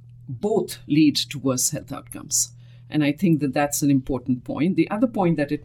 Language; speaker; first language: English; non-native, local second language; Hindi